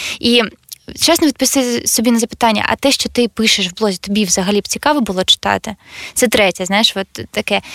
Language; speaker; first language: Ukrainian; non-native, local second language; Russian